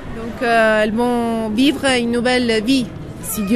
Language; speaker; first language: French; non-native, fluent; Italian